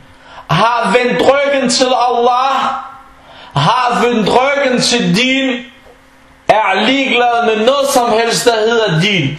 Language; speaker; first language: Danish; non-native, local second language; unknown